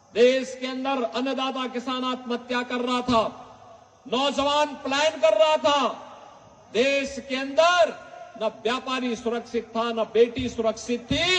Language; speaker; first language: Hindi; native; Hindi